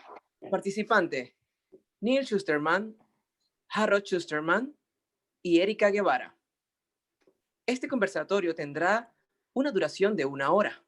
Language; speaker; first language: Spanish; native; Spanish